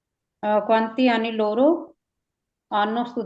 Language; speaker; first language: Italian; non-native, learner; Punjabi